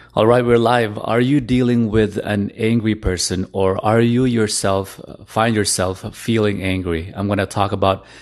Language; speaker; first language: English; early bilingual, other home language; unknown